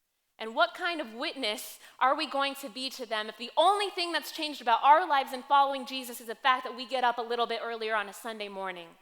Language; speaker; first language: English; native; English